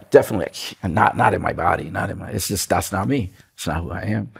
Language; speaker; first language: English; native; English